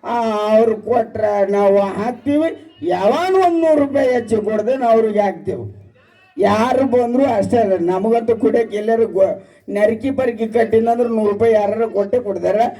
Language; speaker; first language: Kannada; native; Kannada